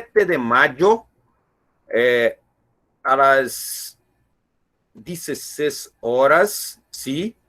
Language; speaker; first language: Spanish; non-native, learner; Portuguese